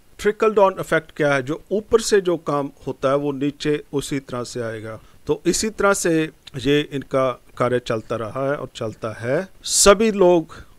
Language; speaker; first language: Hindi; non-native, local second language; Punjabi